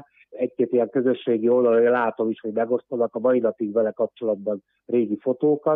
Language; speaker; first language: Hungarian; native; Hungarian